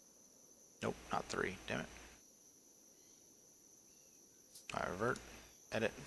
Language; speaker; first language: English; native; English